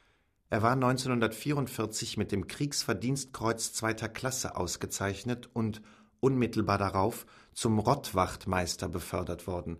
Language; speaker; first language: German; native; German